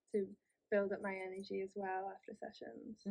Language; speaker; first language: English; native; English